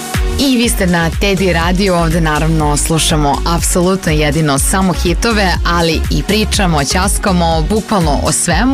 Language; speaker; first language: Serbian; native; Serbian